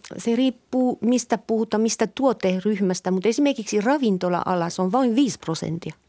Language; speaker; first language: Finnish; non-native, fluent; French